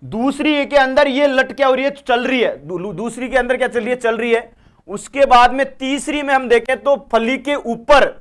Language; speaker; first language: Hindi; native; Hindi